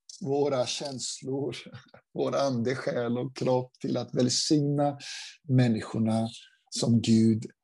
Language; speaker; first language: Swedish; non-native, fluent; Portuguese